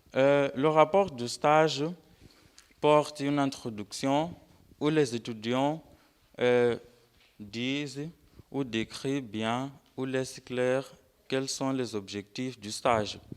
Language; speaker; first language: French; non-native, fluent; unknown